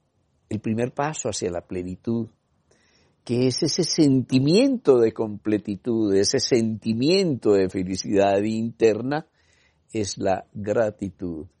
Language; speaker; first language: Spanish; native; Spanish